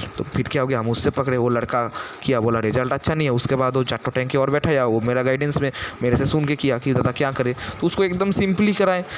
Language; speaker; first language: Hindi; non-native, local second language; Bangla